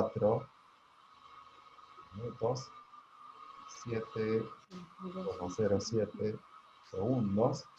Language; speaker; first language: Spanish; native; Spanish